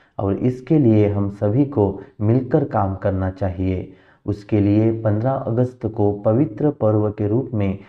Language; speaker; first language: Hindi; non-native, local second language; Marathi